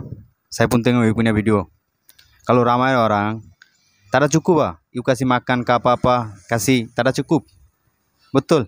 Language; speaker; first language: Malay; non-native, learner; Bangla